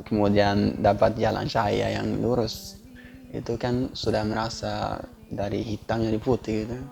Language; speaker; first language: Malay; non-native, fluent; Swedish